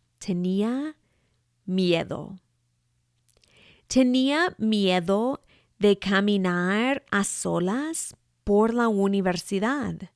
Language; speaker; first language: Spanish; non-native, fluent; English